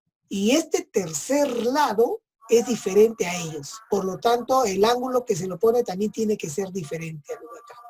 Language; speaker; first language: Spanish; native; Spanish